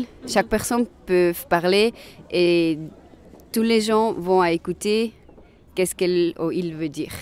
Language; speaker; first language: French; non-native, local second language; German